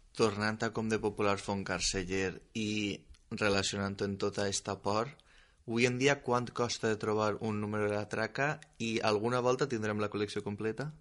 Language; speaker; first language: Catalan; native; Catalan